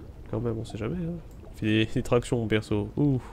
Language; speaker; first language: French; native; French